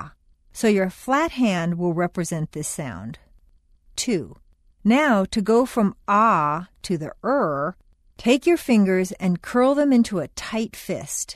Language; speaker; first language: English; native; English